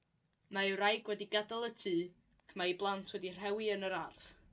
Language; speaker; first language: Welsh; non-native, learner; English